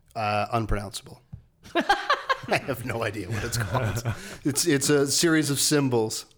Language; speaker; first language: English; native; English